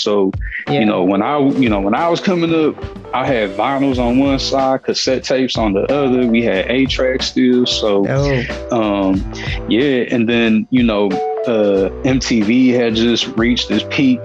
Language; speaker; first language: English; native; English